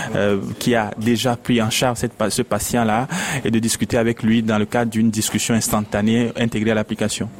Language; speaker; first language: French; non-native, local second language; Ewe